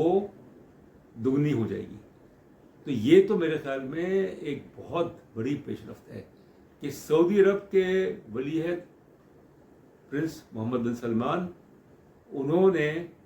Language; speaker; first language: Urdu; native; Urdu